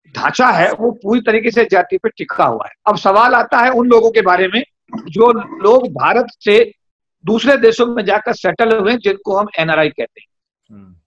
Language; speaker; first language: Hindi; native; Hindi